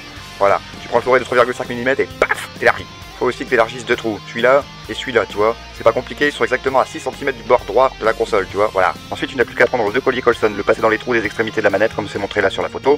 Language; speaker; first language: French; native; French